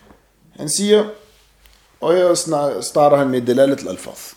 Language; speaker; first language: Danish; non-native, fluent; Arabic